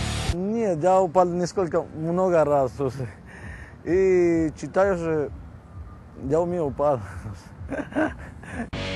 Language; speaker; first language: Russian; non-native, learner; Spanish